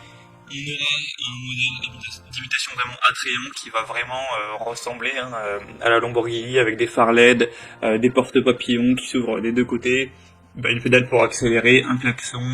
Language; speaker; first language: French; native; French